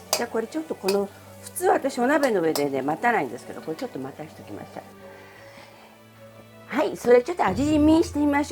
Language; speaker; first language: Japanese; early bilingual, other home language; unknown